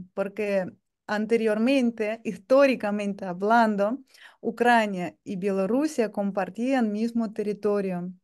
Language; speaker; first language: Spanish; non-native, fluent; Russian